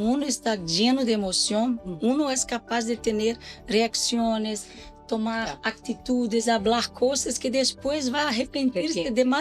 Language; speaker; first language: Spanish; non-native, learner; Portuguese